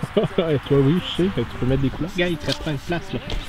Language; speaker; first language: French; native; French